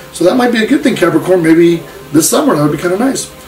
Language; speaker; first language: English; early bilingual, other home language; Spanish